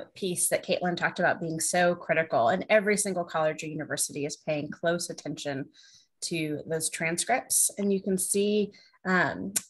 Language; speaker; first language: English; native; English